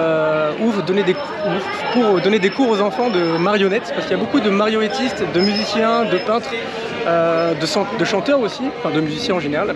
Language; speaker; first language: French; native; French